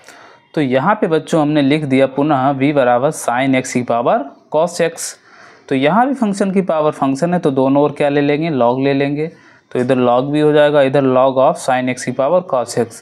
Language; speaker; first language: Hindi; native; Hindi